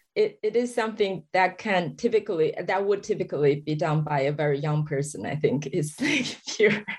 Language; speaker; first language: English; non-native, fluent; Chinese